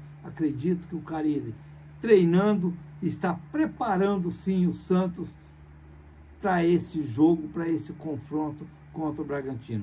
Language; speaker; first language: Portuguese; native; Portuguese